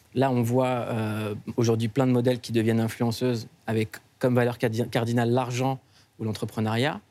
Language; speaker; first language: French; native; French